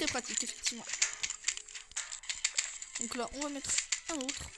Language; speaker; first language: French; native; French